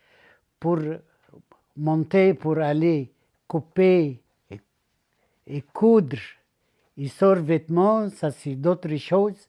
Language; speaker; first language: French; non-native, learner; Arabic